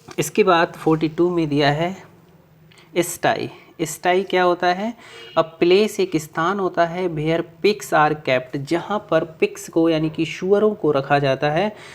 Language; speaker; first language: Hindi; native; Hindi